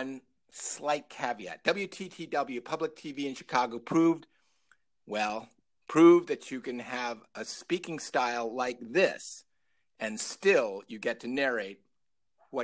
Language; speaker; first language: English; native; English